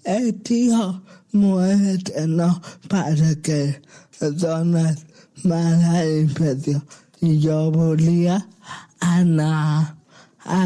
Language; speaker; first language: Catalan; non-native, local second language; Spanish